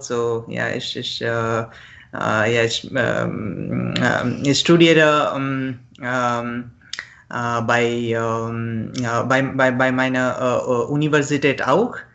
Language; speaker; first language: German; non-native, learner; Marathi